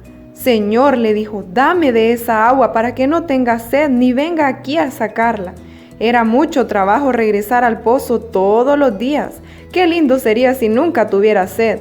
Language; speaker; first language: Spanish; native; Spanish